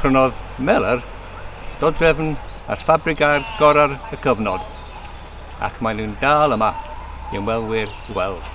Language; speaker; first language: Welsh; non-native, learner; English